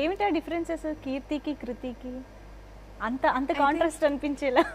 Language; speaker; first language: Telugu; native; Telugu